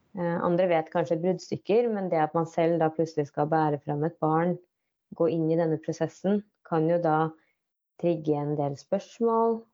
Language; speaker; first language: Norwegian; native; Norwegian